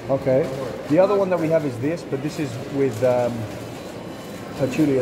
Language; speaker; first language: English; native; English